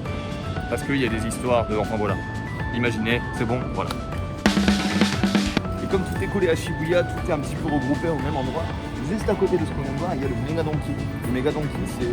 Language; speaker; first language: French; native; French